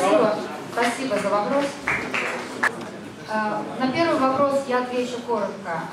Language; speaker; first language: Russian; native; Russian